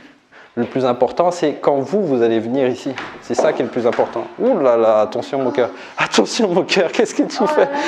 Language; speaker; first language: French; native; French